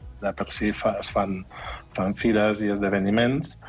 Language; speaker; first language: Catalan; non-native, fluent; German